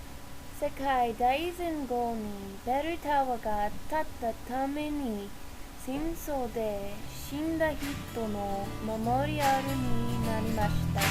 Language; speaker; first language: Japanese; non-native, learner; English